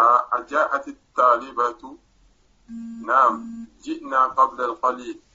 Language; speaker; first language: Arabic; non-native, learner; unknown